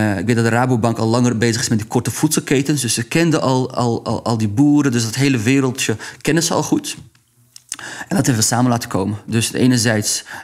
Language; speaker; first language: Dutch; early bilingual, other home language; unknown